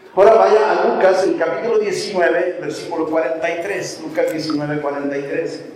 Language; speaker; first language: Spanish; native; Spanish